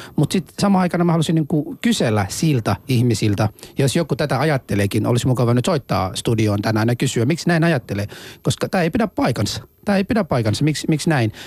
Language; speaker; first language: Finnish; non-native, fluent; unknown